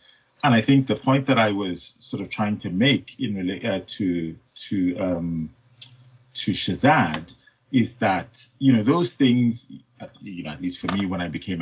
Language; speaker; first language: English; non-native, local second language; Yoruba